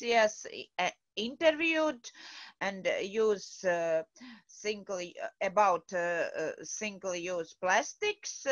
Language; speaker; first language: English; non-native, learner; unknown